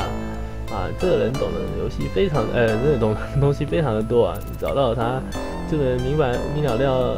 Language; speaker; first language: Chinese; native; Chinese